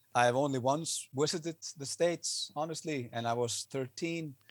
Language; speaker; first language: English; non-native, fluent; Icelandic